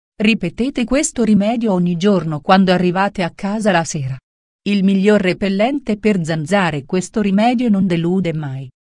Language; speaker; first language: Italian; native; Italian